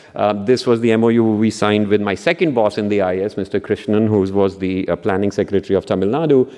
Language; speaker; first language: English; non-native, local second language; Punjabi